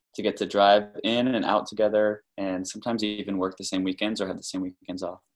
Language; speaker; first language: English; native; English